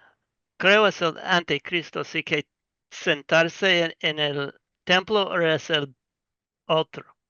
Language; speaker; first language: Spanish; non-native, learner; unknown